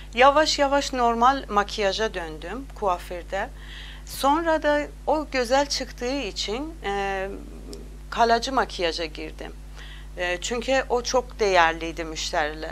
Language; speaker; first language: Turkish; non-native, learner; Azerbaijani